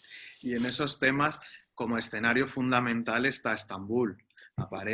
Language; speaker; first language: Spanish; native; Spanish